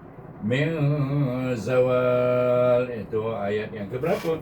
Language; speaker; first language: Malay; native; Malay